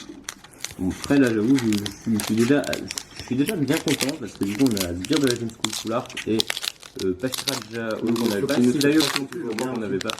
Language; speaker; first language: French; native; French